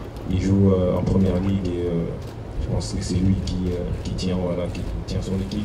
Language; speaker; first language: French; native; French